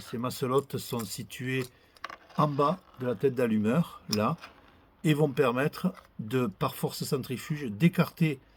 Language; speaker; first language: French; native; French